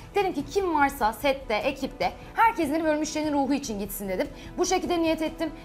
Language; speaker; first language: Turkish; native; Turkish